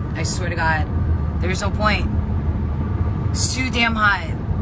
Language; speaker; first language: English; early bilingual, other home language; Korean